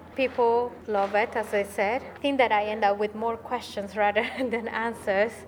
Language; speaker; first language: English; non-native, fluent; Spanish